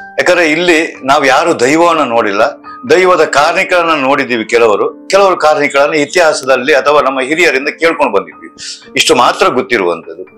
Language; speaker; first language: Kannada; non-native, local second language; Tulu